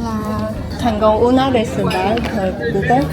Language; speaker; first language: Spanish; non-native, learner; Chinese